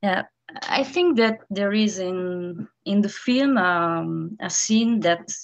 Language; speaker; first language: English; non-native, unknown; Italian